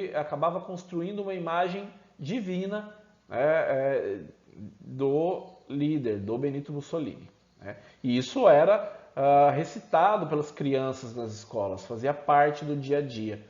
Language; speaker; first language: Portuguese; native; Portuguese